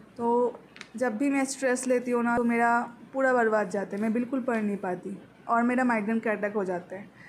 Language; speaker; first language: Hindi; non-native, local second language; Bangla